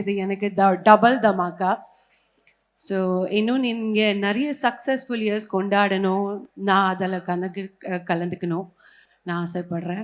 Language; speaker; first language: Tamil; non-native, fluent; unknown